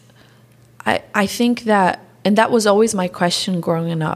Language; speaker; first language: English; early bilingual, other home language; Portuguese